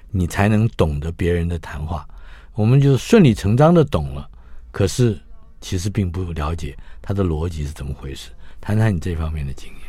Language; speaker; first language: Chinese; native; Chinese